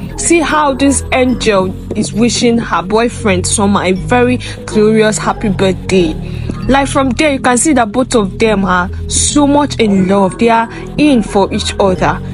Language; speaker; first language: Nigerian Pidgin; non-native, local second language; Igbo